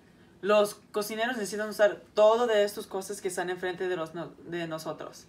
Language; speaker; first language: Spanish; non-native, learner; English